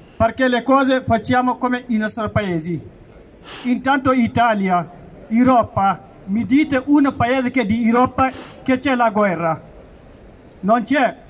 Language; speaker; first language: Italian; non-native, learner; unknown